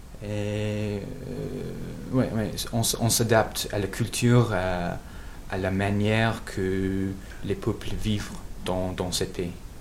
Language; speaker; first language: French; non-native, learner; English